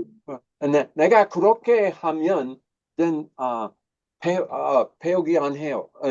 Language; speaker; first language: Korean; non-native, learner; English